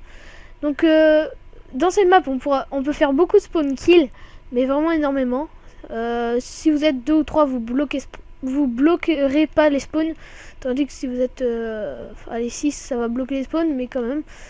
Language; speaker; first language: French; native; French